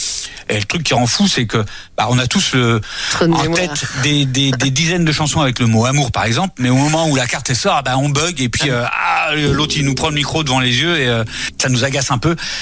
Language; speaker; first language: French; native; French